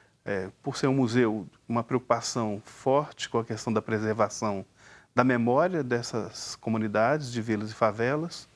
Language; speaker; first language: Portuguese; native; Portuguese